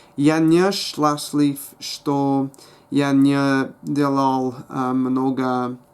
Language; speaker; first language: Russian; non-native, learner; English